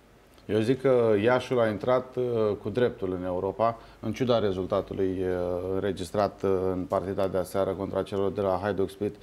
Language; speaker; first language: Romanian; native; Romanian